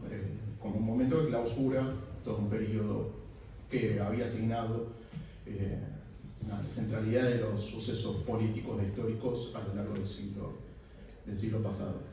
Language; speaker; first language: Spanish; native; Spanish